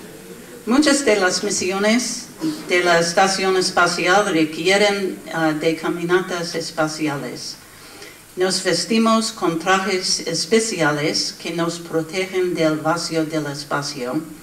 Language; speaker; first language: Spanish; non-native, learner; English